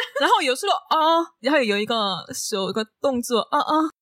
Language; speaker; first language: Chinese; non-native, learner; Korean